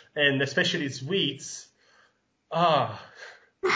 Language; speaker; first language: English; non-native, fluent; Italian